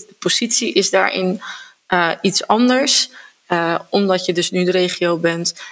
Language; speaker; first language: Dutch; native; Dutch